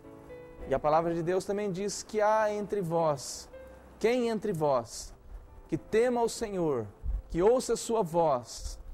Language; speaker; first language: Portuguese; native; Portuguese